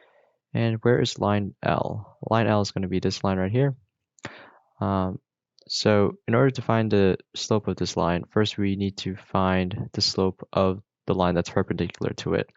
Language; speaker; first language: English; native; English